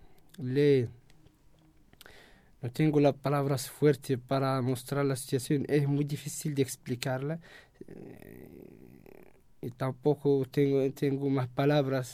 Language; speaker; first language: Spanish; non-native, learner; Arabic